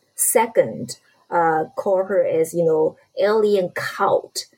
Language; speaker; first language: English; non-native, fluent; Chinese